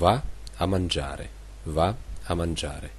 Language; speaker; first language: Italian; non-native, fluent; Russian